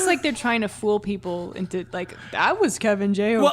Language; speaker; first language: English; native; English